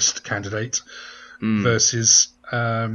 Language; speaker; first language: English; native; English